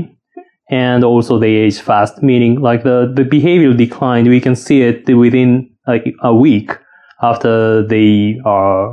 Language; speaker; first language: English; non-native, fluent; Japanese